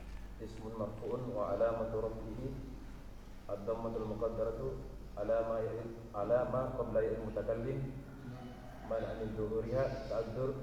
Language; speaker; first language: Arabic; non-native, learner; Indonesian